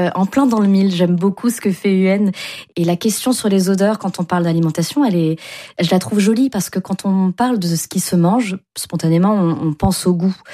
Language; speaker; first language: French; native; French